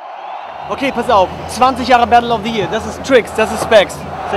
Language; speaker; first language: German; native; German